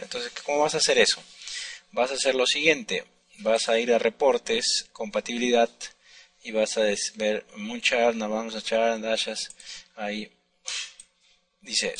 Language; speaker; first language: Spanish; native; Spanish